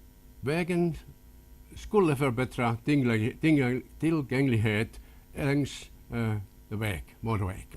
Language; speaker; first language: Swedish; non-native, local second language; Finnish